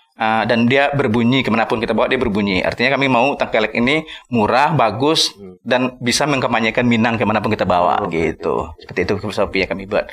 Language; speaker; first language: Indonesian; non-native, local second language; Minangkabau